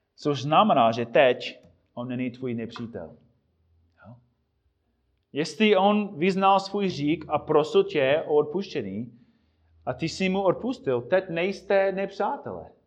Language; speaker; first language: Czech; non-native, fluent; English